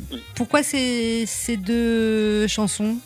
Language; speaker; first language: French; native; French